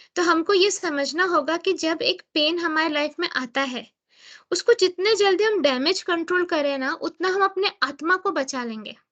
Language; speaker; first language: Hindi; native; Hindi